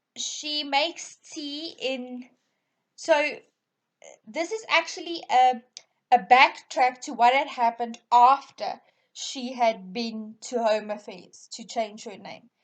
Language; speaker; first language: English; non-native, local second language; Afrikaans